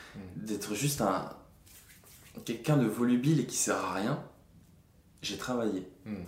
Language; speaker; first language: French; native; French